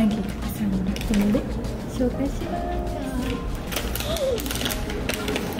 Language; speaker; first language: Japanese; native; Japanese